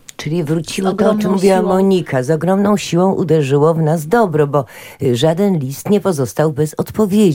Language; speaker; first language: Polish; native; Polish